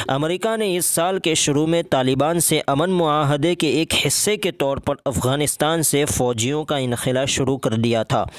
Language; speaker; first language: Urdu; native; Urdu